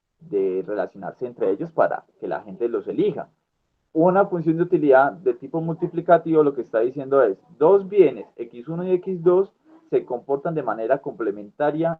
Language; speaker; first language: Spanish; native; Spanish